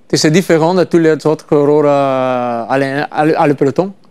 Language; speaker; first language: French; non-native, learner; Italian